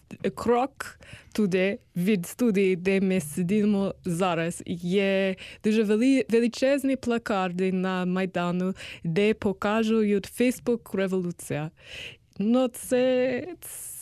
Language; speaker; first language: Ukrainian; non-native, learner; English